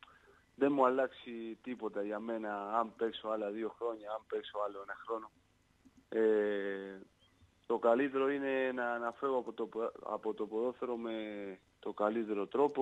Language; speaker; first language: Greek; non-native, learner; Spanish